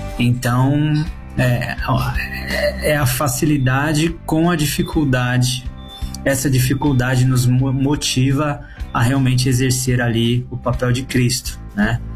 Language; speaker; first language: Portuguese; native; Portuguese